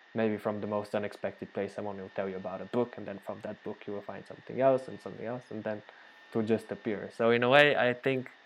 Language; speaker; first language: English; non-native, fluent; Bulgarian